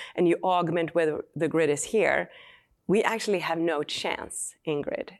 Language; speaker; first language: English; non-native, fluent; Swedish